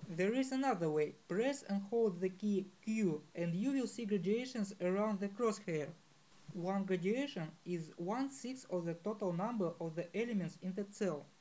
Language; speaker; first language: English; non-native, fluent; Russian